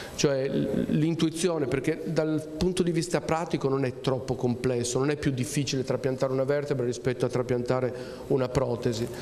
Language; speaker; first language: Italian; native; Italian